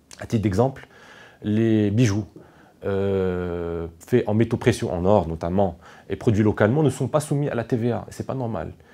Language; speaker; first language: French; non-native, local second language; Arabic